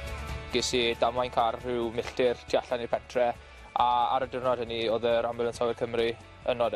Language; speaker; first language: Welsh; native; Welsh